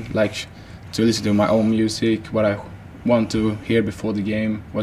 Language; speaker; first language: English; non-native, fluent; Swedish